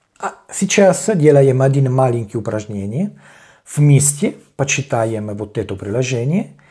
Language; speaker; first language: Russian; non-native, learner; Italian